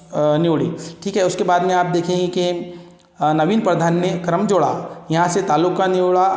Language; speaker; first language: Hindi; non-native, local second language; Marathi